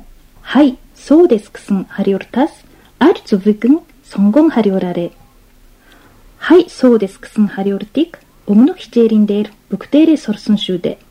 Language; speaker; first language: Mongolian; non-native, fluent; Japanese